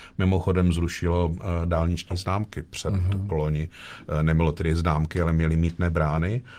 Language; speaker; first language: Czech; native; Czech